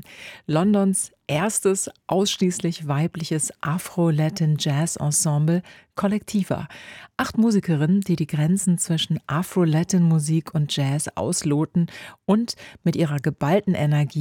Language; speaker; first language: German; native; German